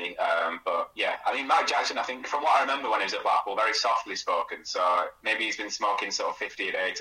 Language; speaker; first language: English; native; English